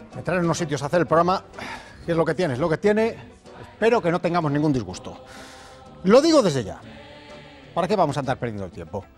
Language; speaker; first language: Spanish; native; Spanish